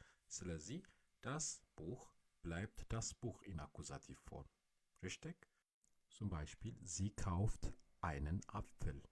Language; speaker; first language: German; non-native, learner; Amharic